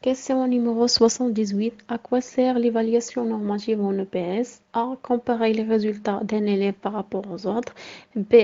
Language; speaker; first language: French; non-native, local second language; Arabic